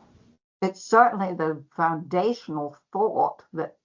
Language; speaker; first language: English; native; English